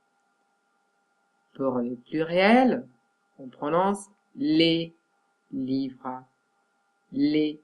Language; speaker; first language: French; non-native, fluent; Catalan